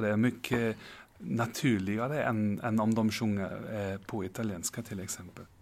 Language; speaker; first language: Swedish; non-native, fluent; German